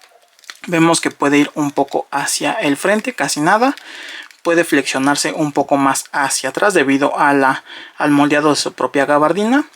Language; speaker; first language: Spanish; native; Spanish